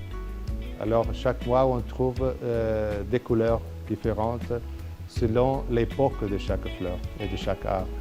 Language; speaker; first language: French; non-native, fluent; Portuguese